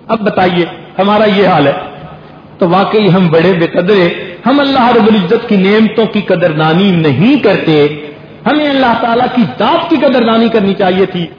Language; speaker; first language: Urdu; non-native, local second language; Punjabi